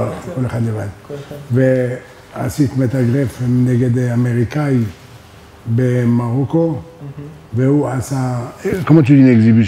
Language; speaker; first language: Hebrew; non-native, learner; French